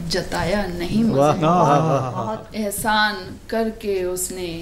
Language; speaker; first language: Hindi; native; Hindi